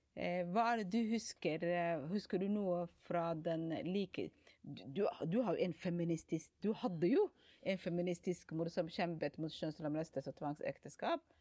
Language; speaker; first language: Norwegian; non-native, fluent; Somali